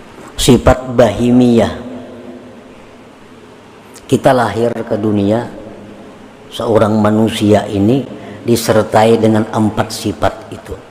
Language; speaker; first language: Indonesian; non-native, local second language; Banjar